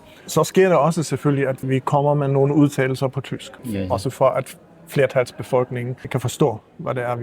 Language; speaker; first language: Danish; early bilingual, heritage; Danish